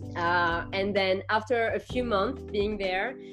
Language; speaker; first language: English; non-native, fluent; French